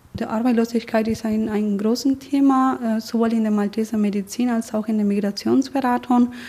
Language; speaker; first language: German; non-native, fluent; Spanish